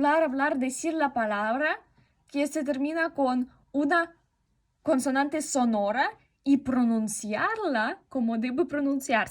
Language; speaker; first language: Spanish; non-native, fluent; Russian